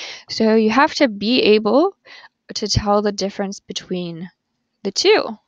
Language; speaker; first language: English; native; English